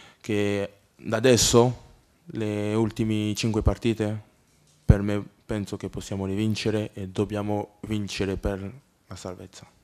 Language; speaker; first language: Italian; non-native, learner; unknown